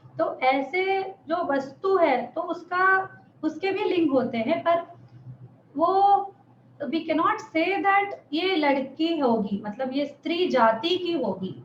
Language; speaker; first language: Hindi; non-native, local second language; Telugu